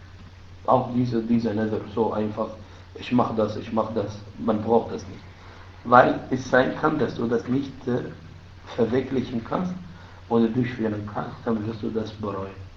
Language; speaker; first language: German; non-native, fluent; Arabic